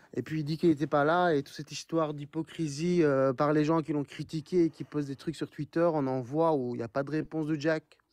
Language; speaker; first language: French; non-native, fluent; Turkish